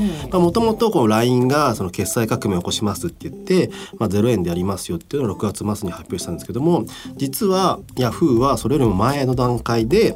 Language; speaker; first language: Japanese; native; Japanese